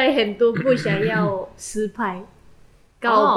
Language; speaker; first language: Chinese; non-native, learner; Japanese